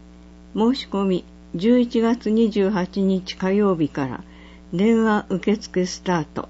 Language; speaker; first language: Japanese; native; Japanese